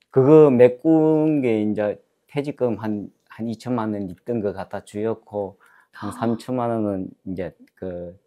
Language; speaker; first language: Korean; native; Korean